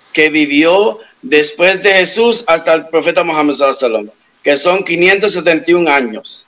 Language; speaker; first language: Spanish; native; Spanish